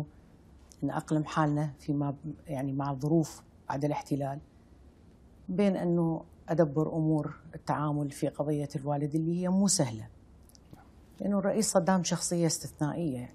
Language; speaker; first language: Arabic; native; Arabic